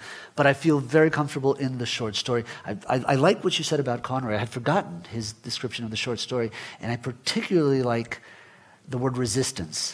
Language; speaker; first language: English; early bilingual, other home language; Spanish